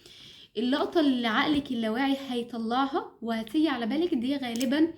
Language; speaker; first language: Arabic; native; Arabic